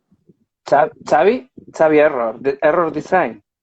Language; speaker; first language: English; non-native, learner; Spanish